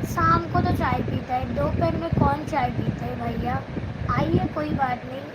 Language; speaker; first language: Hindi; non-native, local second language; Bangla